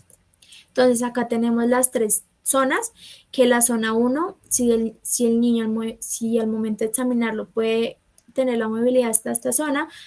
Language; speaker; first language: Spanish; native; Spanish